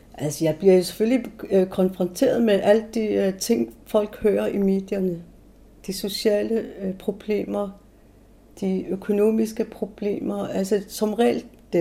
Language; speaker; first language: Danish; non-native, local second language; Kalaallisut